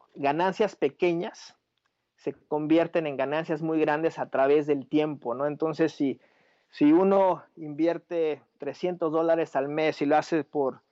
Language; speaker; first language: Spanish; native; Spanish